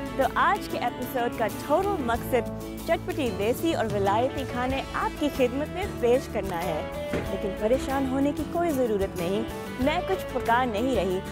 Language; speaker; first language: Hindi; early bilingual, heritage; Urdu